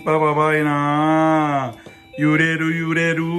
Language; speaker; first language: Japanese; native; Japanese